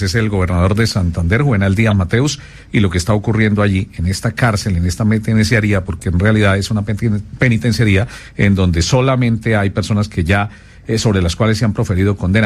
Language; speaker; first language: Spanish; native; Spanish